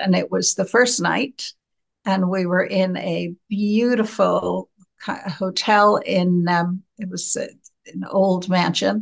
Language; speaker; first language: English; native; English